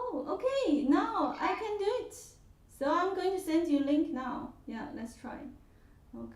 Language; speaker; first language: English; non-native, fluent; Chinese